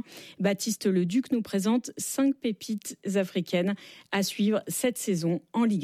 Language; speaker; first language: French; native; French